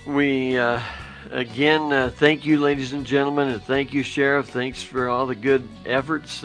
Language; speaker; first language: English; native; English